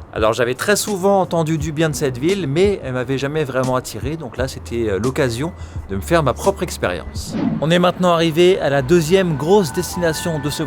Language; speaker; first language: French; native; French